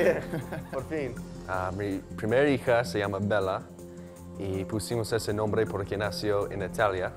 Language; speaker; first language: Spanish; non-native, fluent; English